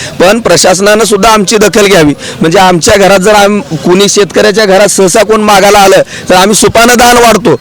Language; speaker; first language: Marathi; native; Marathi